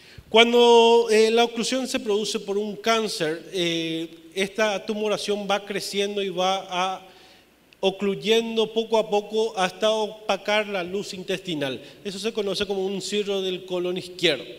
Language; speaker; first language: Spanish; native; Spanish